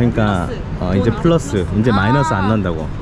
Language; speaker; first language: Korean; native; Korean